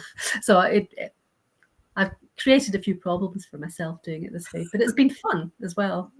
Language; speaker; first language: English; native; English